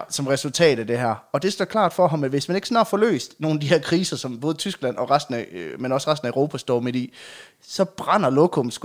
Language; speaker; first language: Danish; native; Danish